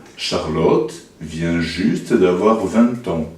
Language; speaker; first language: French; native; French